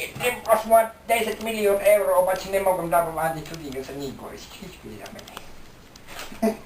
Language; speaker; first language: Bulgarian; non-native, learner; Finnish